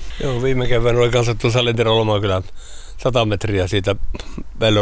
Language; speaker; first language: Finnish; native; Finnish